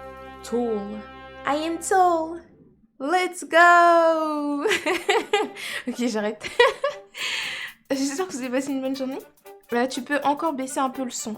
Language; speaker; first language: French; native; French